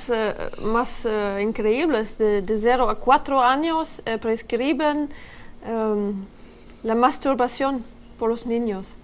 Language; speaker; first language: Spanish; non-native, learner; French